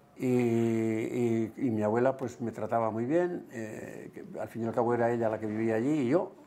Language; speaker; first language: Spanish; native; Spanish